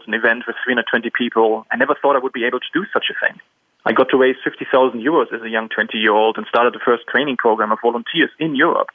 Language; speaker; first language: English; non-native, fluent; German